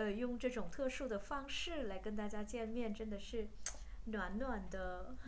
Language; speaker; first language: Chinese; non-native, fluent; Vietnamese